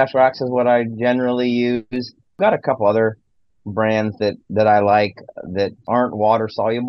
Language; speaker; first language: English; native; English